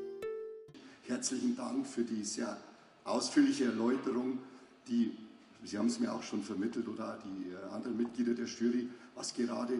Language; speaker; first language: German; native; German